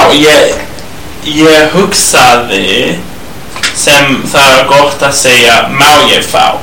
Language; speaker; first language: Icelandic; non-native, learner; English